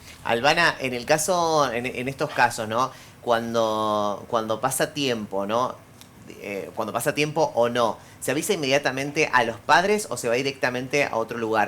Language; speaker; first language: Spanish; native; Spanish